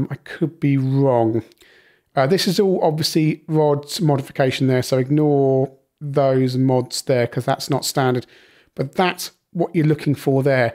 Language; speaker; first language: English; native; English